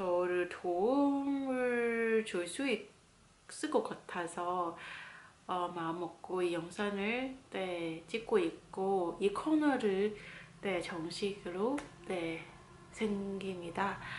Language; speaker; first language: Korean; non-native, fluent; Cantonese